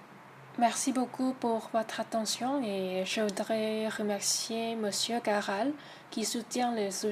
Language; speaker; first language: French; non-native, learner; Thai